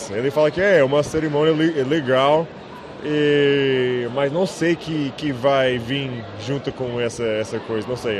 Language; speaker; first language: Portuguese; non-native, fluent; English